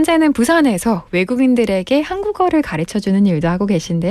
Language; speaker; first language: Korean; native; Korean